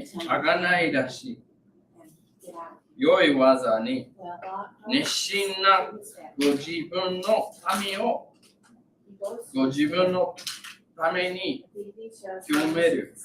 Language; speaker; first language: Japanese; non-native, learner; English